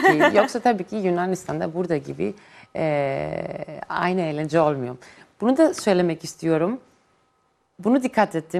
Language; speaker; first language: Turkish; non-native, fluent; Greek